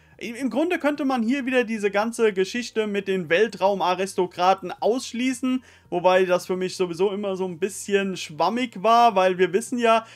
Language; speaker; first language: German; native; German